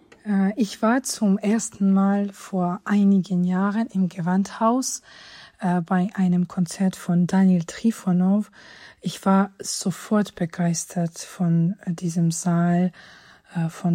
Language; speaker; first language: German; non-native, fluent; Georgian